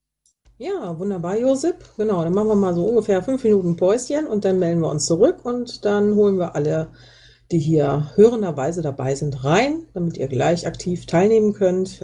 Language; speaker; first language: German; native; German